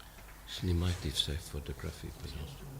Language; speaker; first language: Russian; non-native, learner; English